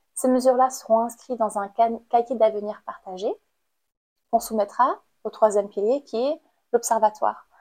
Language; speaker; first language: French; non-native, fluent; Khmer